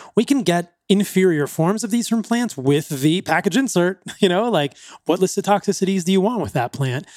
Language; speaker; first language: English; native; English